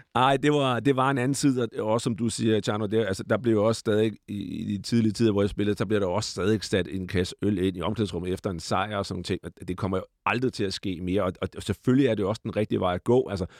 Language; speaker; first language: Danish; native; Danish